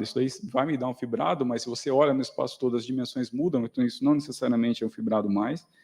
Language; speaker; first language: Portuguese; native; Portuguese